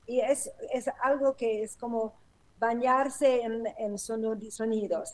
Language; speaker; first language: Spanish; non-native, fluent; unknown